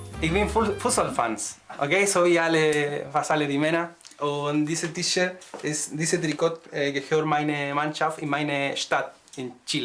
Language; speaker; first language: German; non-native, learner; Spanish